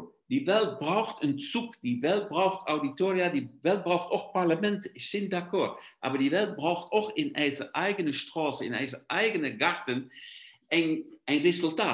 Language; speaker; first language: German; non-native, fluent; Luxembourgish